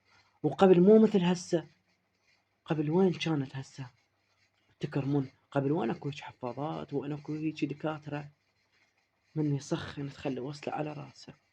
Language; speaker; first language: Arabic; native; Arabic